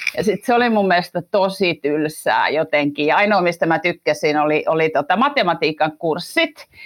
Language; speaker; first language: Finnish; native; Finnish